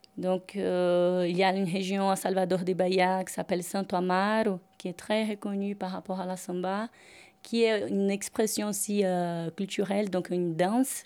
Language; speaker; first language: French; non-native, fluent; Portuguese